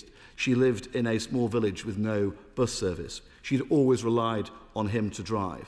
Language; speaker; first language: English; native; English